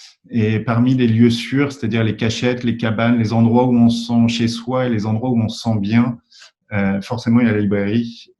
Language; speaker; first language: French; native; French